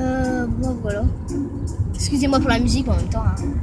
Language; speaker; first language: French; native; French